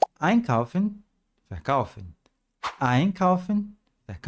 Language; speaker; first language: German; non-native, fluent; Portuguese